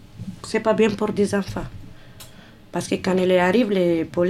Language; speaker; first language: French; non-native, learner; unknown